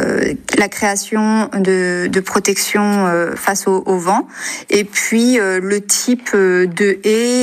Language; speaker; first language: French; native; French